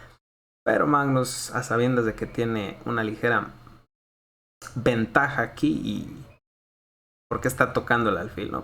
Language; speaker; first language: Spanish; native; Spanish